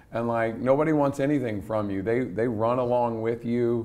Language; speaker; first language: English; native; English